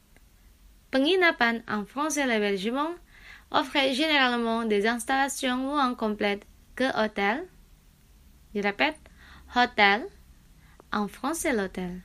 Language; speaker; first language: French; non-native, fluent; Indonesian